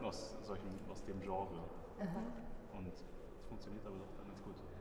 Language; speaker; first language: German; native; German